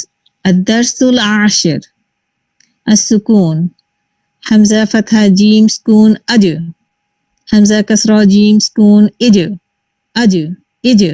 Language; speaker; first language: Arabic; non-native, learner; Urdu